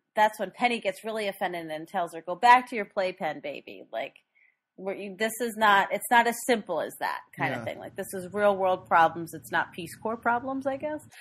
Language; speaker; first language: English; native; English